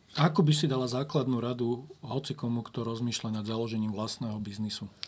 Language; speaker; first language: Slovak; native; Slovak